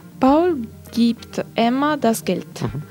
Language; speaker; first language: German; non-native, learner; Russian